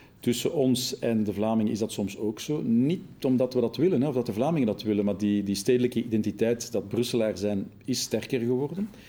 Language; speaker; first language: Dutch; native; Dutch